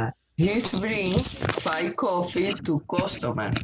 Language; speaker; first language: English; non-native, learner; Spanish